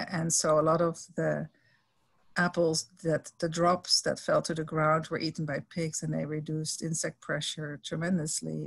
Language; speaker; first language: English; non-native, fluent; Dutch